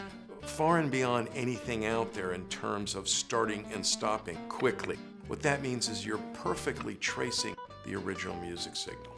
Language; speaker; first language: English; native; English